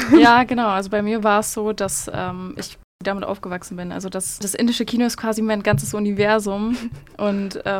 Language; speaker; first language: German; early bilingual, other home language; Uzbek